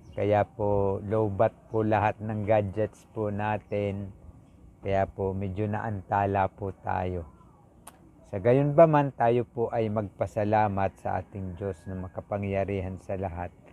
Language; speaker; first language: Filipino; non-native, local second language; Bikol